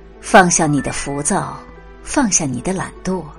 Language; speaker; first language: Chinese; native; Chinese